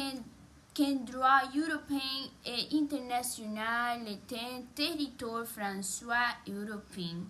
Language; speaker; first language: French; non-native, learner; Spanish